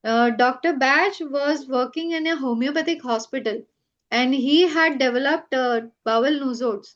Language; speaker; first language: English; non-native, local second language; Gujarati